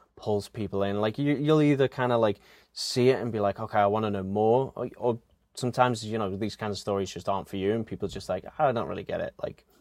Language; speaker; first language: English; native; English